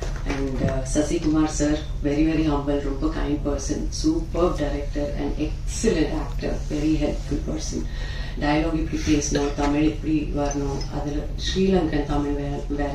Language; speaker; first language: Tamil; non-native, fluent; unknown